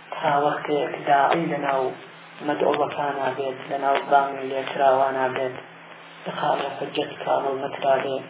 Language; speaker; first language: Central Kurdish; non-native, local second language; Gurani